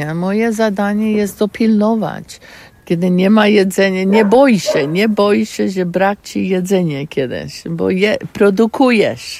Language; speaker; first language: Polish; non-native, learner; English